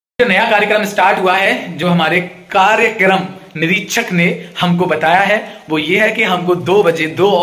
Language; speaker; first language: Hindi; native; Hindi